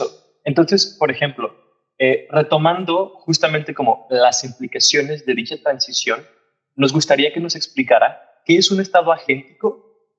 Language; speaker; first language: Spanish; native; Spanish